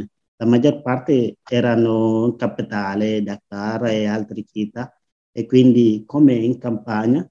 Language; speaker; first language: Italian; non-native, learner; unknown